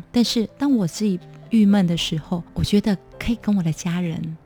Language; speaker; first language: Chinese; native; Chinese